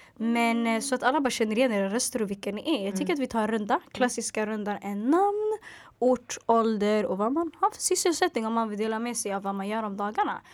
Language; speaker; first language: Swedish; early bilingual, other home language; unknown